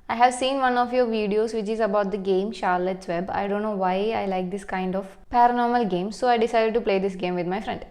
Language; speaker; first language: English; non-native, local second language; Malayalam